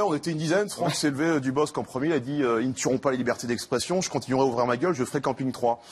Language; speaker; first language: French; native; French